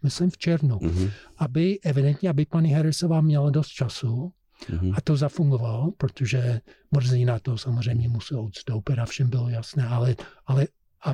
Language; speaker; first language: Czech; non-native, fluent; English